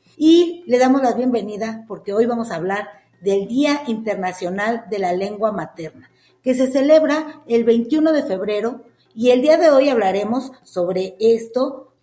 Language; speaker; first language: Spanish; native; Spanish